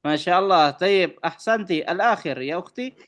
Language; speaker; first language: Arabic; non-native, fluent; Indonesian